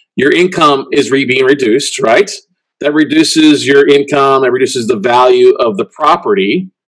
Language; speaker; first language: English; native; English